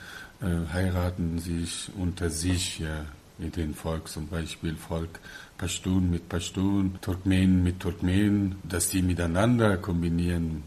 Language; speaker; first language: German; non-native, learner; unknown